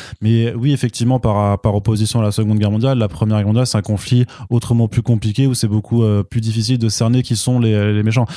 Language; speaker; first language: French; native; French